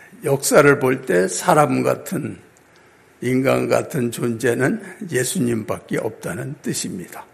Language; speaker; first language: Korean; native; Korean